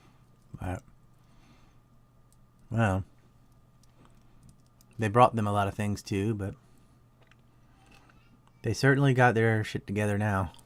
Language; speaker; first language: English; native; English